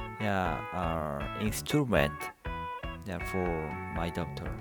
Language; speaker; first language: English; non-native, learner; Japanese